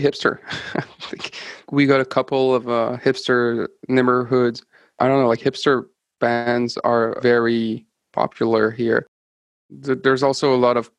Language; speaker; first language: English; non-native, fluent; French